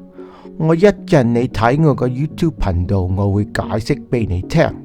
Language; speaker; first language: Cantonese; early bilingual, heritage; Cantonese